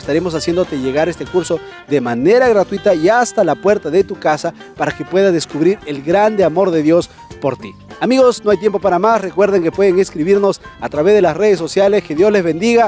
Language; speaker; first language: Spanish; native; Spanish